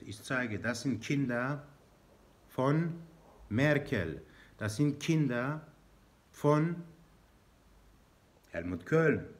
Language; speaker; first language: German; non-native, learner; Persian